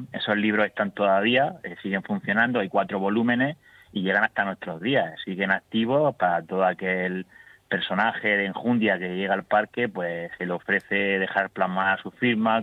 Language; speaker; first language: Spanish; native; Spanish